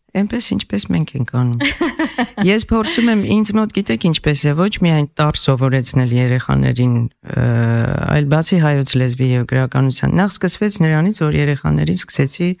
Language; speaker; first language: Armenian; native; Armenian